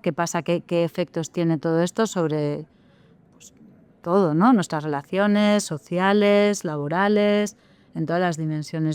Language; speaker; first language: Spanish; native; Spanish